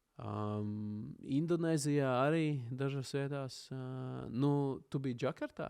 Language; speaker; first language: Latvian; native; Latvian